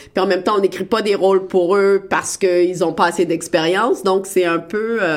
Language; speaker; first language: French; native; French